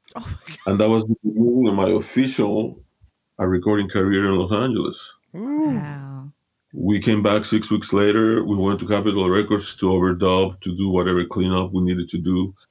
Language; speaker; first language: English; early bilingual, other home language; Spanish